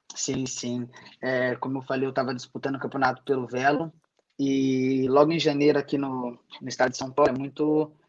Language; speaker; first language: Portuguese; native; Portuguese